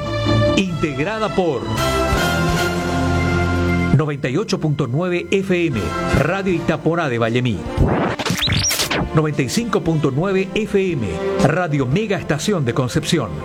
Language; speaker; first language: Spanish; native; Spanish